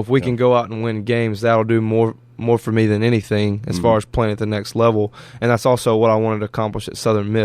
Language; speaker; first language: English; native; English